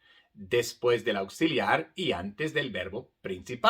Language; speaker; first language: Spanish; non-native, fluent; English